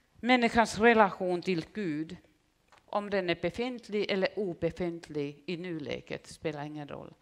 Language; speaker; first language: Swedish; non-native, fluent; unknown